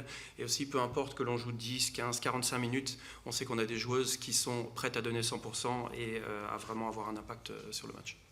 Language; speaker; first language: French; native; French